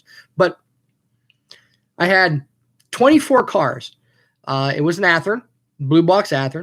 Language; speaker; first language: English; native; English